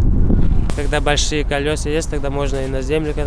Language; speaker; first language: Russian; non-native, local second language; Latvian